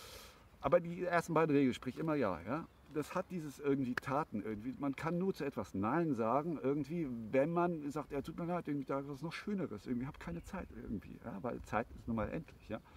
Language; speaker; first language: German; native; German